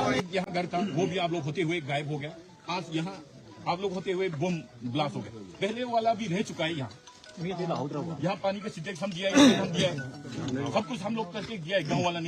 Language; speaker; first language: Hindi; non-native, local second language; Manipuri